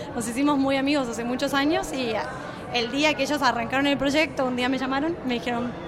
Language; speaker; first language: Spanish; native; Spanish